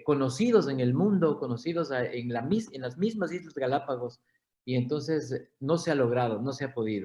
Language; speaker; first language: Spanish; native; Spanish